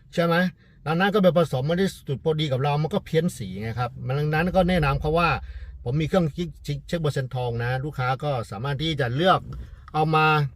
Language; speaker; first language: Thai; non-native, fluent; Chinese